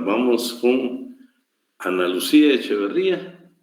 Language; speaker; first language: Spanish; native; Spanish